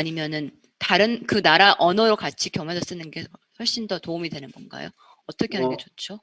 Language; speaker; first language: Korean; non-native, fluent; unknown